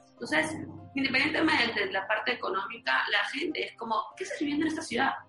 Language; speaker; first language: Spanish; native; Spanish